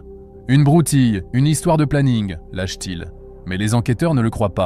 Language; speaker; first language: French; native; French